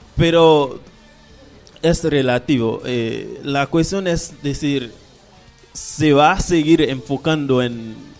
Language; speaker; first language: Spanish; non-native, fluent; Haitian Creole